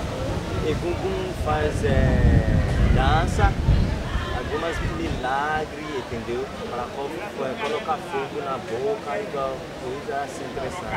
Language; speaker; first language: Portuguese; non-native, learner; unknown